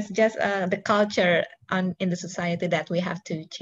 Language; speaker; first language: English; non-native, local second language; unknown